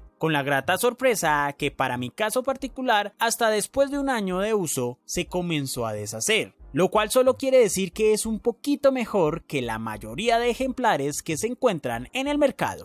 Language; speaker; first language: Spanish; native; Spanish